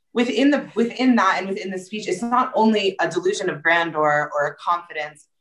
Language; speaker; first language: English; native; English